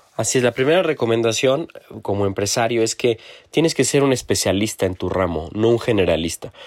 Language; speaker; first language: Spanish; native; Spanish